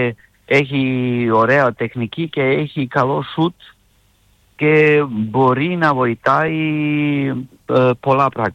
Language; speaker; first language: Greek; non-native, learner; Serbian